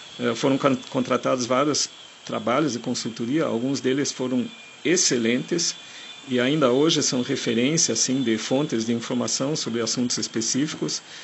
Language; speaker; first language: Portuguese; non-native, fluent; German